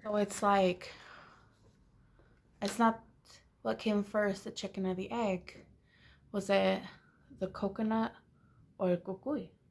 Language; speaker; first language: English; early bilingual, other home language; Spanish